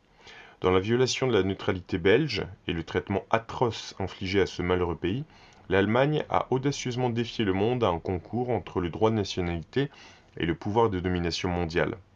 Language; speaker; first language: French; native; French